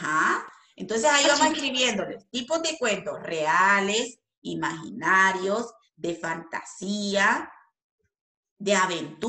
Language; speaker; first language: Spanish; native; Spanish